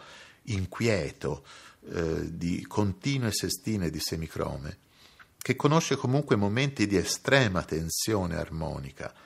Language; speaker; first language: Italian; native; Italian